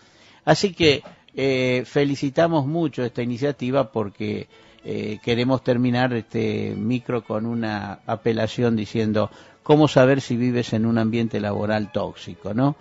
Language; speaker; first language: Spanish; native; Spanish